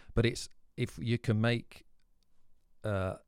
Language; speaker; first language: English; native; English